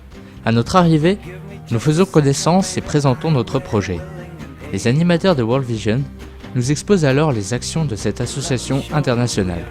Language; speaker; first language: French; native; French